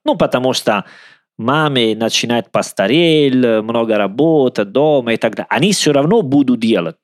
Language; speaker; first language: Russian; non-native, learner; Italian